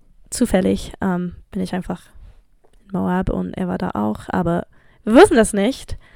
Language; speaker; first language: German; non-native, fluent; English